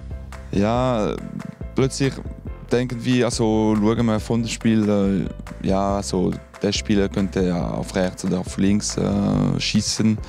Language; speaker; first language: German; non-native, local second language; French